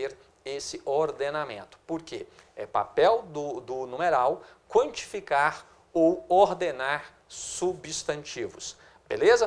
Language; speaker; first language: Portuguese; native; Portuguese